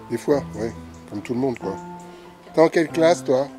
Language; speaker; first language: French; native; French